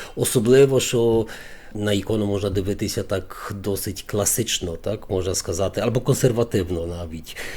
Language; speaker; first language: Ukrainian; native; Ukrainian